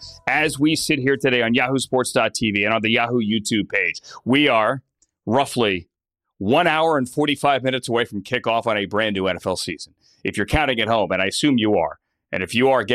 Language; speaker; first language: English; native; English